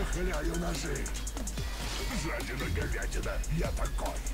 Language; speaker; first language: Russian; native; Russian